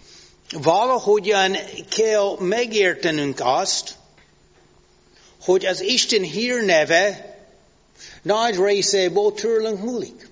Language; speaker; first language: Hungarian; non-native, learner; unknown